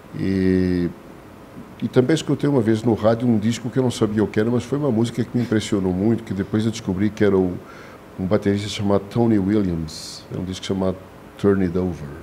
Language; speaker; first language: Portuguese; native; Portuguese